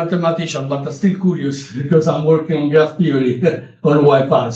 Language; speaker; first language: English; non-native, learner; Italian